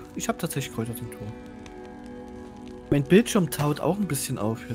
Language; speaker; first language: German; native; German